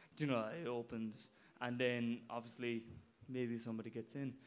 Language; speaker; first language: English; native; English